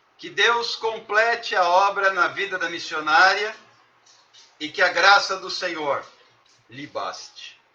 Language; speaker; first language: Portuguese; native; Portuguese